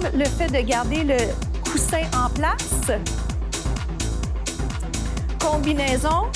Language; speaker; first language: French; native; French